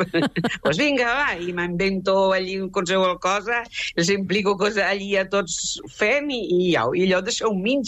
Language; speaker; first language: Catalan; native; Catalan